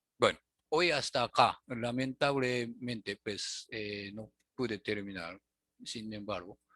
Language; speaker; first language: Spanish; non-native, fluent; Japanese